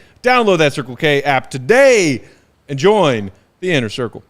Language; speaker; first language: English; native; English